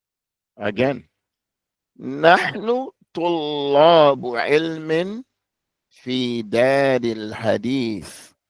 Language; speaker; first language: Arabic; non-native, fluent; English